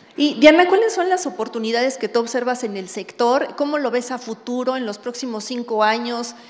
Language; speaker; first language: Spanish; native; Spanish